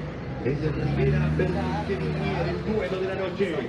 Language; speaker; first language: Spanish; native; Spanish